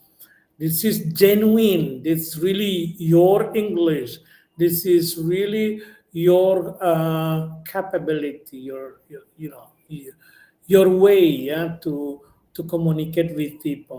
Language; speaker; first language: English; non-native, learner; Indonesian